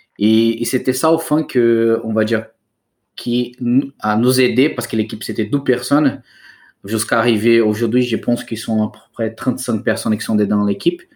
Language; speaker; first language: French; non-native, fluent; Portuguese